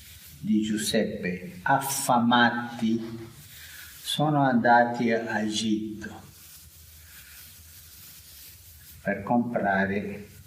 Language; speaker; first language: Italian; non-native, fluent; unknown